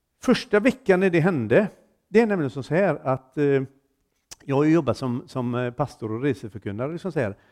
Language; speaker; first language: Swedish; native; Swedish